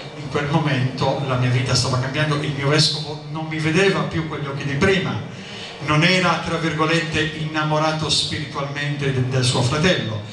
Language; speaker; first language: Italian; native; Italian